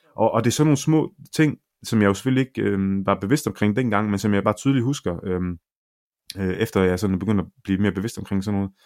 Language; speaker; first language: Danish; early bilingual, other home language; Arabic